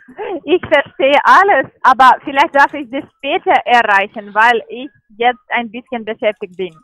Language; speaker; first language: German; non-native, learner; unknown